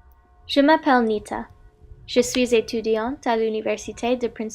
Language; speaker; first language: French; non-native, learner; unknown